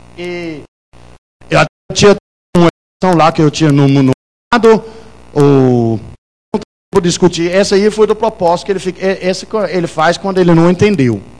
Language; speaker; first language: Portuguese; non-native, fluent; Danish